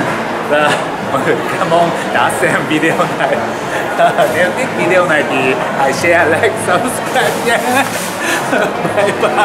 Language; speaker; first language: Vietnamese; non-native, learner; Japanese